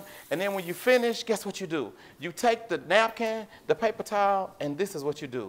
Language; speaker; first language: English; native; English